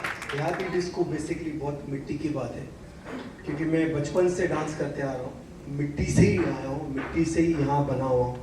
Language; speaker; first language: Hindi; native; Hindi